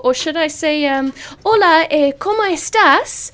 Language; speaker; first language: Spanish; non-native, learner; English